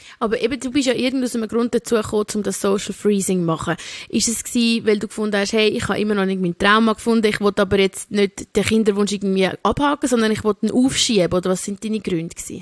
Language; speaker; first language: German; native; German